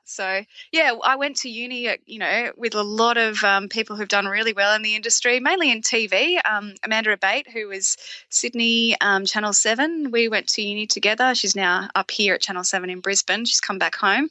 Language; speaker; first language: English; native; English